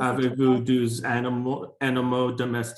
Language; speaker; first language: French; non-native, learner; English